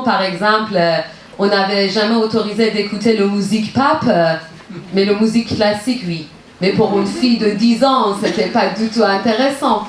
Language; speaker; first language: French; non-native, learner; Persian